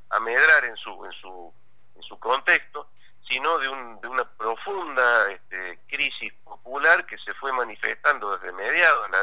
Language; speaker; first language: Spanish; native; Spanish